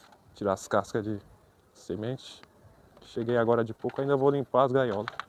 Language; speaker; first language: Portuguese; native; Portuguese